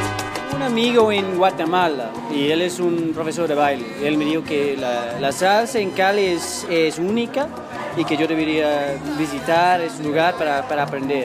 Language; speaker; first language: Spanish; non-native, fluent; English